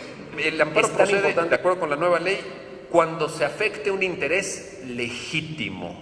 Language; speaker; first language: Spanish; native; Spanish